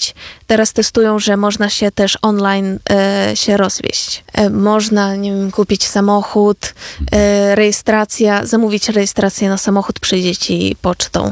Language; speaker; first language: Polish; non-native, fluent; Ukrainian